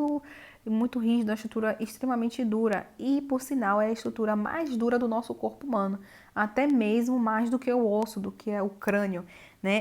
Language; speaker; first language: Portuguese; native; Portuguese